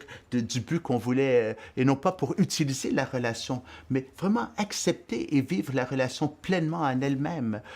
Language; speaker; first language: French; native; French